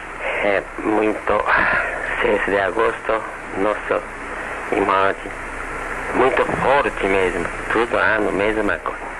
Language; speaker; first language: Portuguese; non-native, learner; Japanese